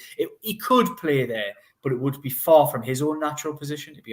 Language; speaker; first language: English; native; English